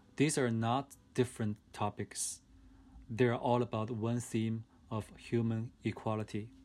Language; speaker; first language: English; non-native, fluent; Chinese